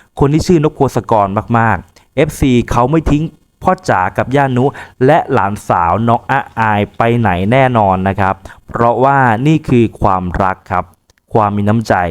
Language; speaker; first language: Thai; native; Thai